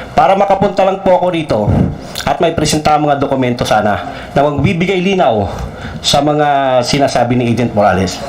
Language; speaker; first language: Filipino; non-native, local second language; Cebuano